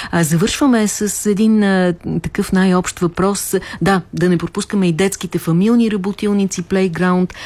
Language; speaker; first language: Bulgarian; native; Bulgarian